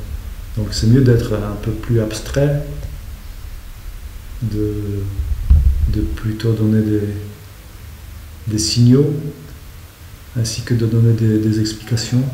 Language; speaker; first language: French; non-native, fluent; Polish